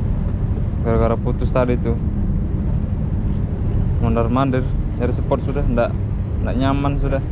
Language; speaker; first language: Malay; non-native, local second language; Javanese